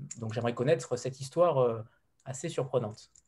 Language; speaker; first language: French; native; French